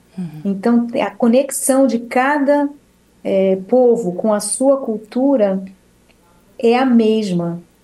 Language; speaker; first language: Portuguese; native; Portuguese